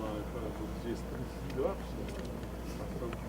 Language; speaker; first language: Russian; non-native, local second language; Tajik